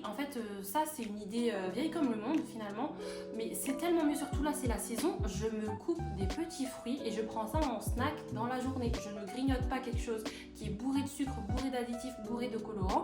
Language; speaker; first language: French; native; French